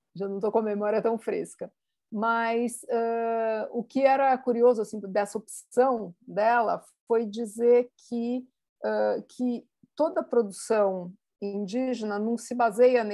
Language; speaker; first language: Portuguese; native; Portuguese